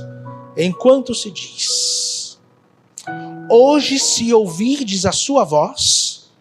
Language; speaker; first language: Portuguese; native; Portuguese